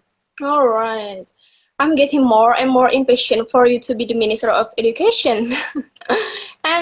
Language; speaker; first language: English; non-native, learner; Indonesian